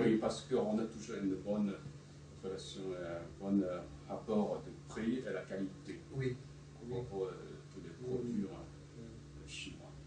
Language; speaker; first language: French; non-native, fluent; Chinese